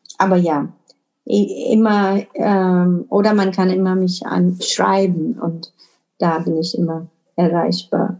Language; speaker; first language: German; non-native, fluent; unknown